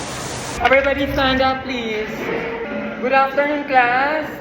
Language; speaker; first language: English; non-native, fluent; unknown